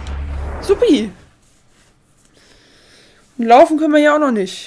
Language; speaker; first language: German; native; German